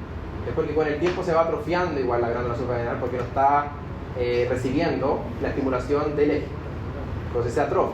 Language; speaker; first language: Spanish; native; Spanish